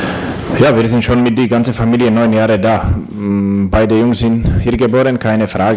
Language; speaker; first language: German; non-native, learner; Slovak